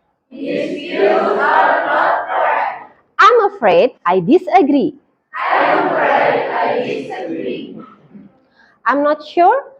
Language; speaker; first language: English; non-native, fluent; Indonesian